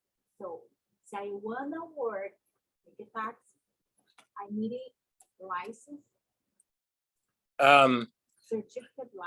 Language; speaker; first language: English; non-native, learner; Portuguese